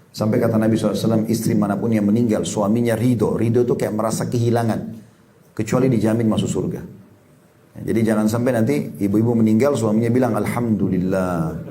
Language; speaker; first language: Indonesian; native; Indonesian